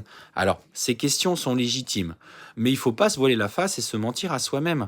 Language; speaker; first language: French; native; French